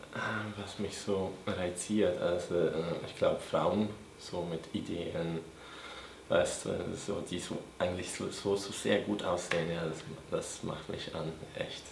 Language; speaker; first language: German; non-native, fluent; Polish